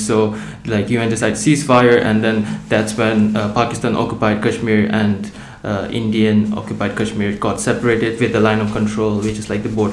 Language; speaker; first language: English; non-native, local second language; Tibetan